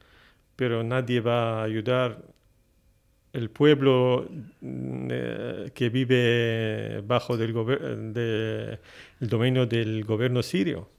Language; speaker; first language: Spanish; non-native, fluent; Arabic